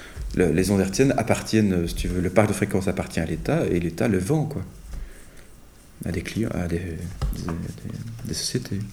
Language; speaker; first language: French; native; French